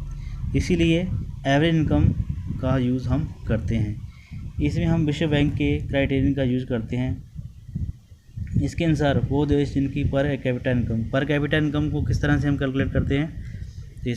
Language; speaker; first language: Hindi; native; Hindi